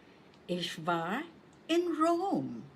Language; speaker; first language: German; non-native, fluent; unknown